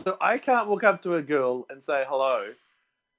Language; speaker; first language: English; native; English